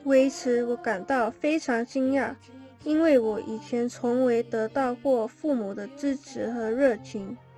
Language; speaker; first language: Chinese; non-native, learner; English